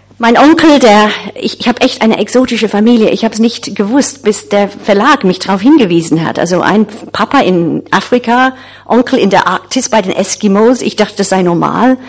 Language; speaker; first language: German; non-native, fluent; English